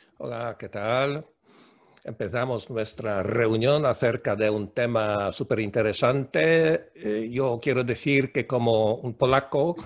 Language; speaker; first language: Spanish; non-native, fluent; Polish